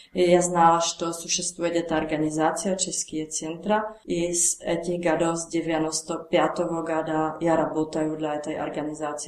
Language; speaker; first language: Russian; non-native, learner; Czech